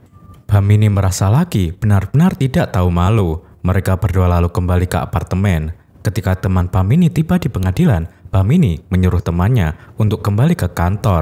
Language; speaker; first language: Indonesian; native; Indonesian